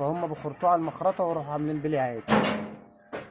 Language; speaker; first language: Arabic; native; Arabic